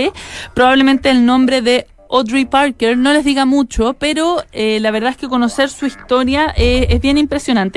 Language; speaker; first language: Spanish; native; Spanish